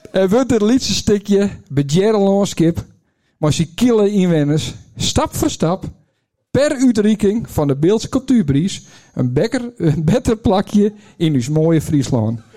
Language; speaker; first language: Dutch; native; Dutch